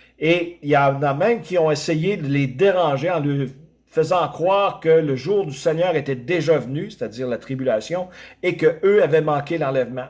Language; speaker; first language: French; native; French